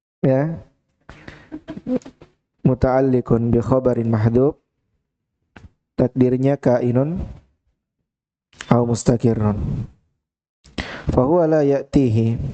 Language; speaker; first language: Arabic; non-native, fluent; Indonesian